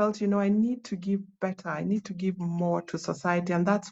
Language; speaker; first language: English; non-native, local second language; Luo (Kenya and Tanzania)